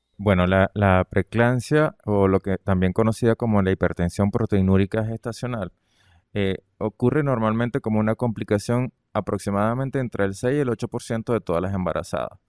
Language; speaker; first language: Spanish; native; Spanish